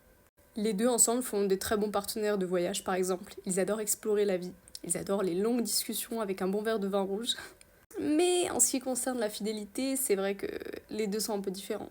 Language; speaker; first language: French; native; French